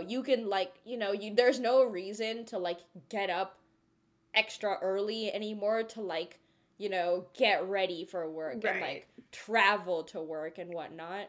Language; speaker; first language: English; early bilingual, other home language; Telugu